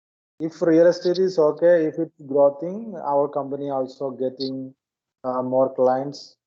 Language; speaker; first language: English; non-native, learner; Malayalam